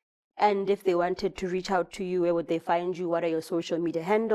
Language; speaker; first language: English; non-native, local second language; Southern Sotho